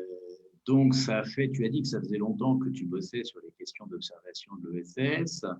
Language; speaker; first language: French; native; French